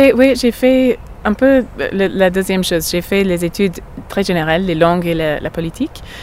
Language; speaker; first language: French; non-native, fluent; English